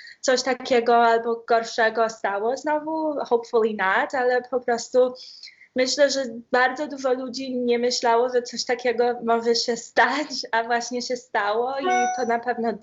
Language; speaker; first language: Polish; early bilingual, heritage; Polish